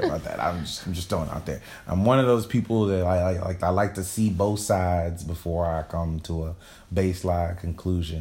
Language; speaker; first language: English; native; English